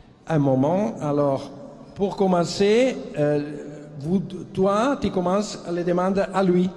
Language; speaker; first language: French; non-native, fluent; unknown